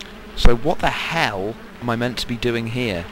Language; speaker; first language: English; native; English